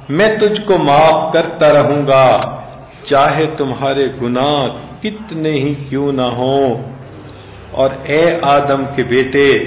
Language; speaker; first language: Urdu; non-native, local second language; Punjabi